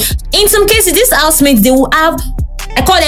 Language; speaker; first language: English; non-native, local second language; Igbo